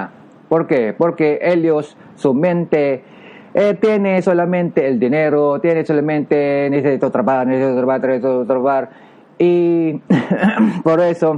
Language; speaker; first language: Spanish; non-native, learner; Japanese